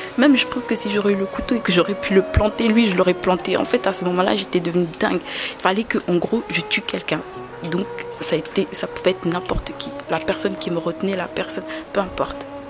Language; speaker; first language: French; early bilingual, other home language; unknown